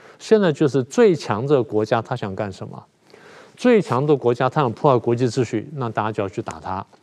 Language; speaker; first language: Chinese; native; Chinese